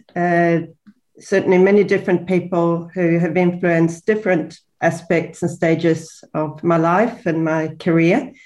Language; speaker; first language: English; non-native, fluent; Swedish